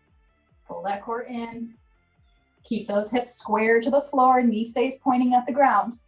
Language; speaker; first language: English; native; English